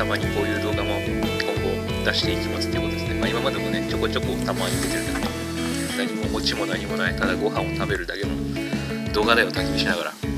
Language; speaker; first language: Japanese; native; Japanese